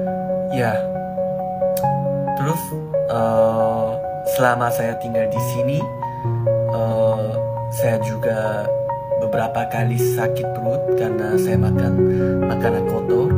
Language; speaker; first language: Indonesian; non-native, learner; Korean